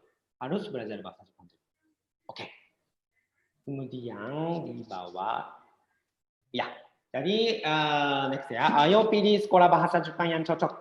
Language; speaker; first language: Indonesian; non-native, fluent; Japanese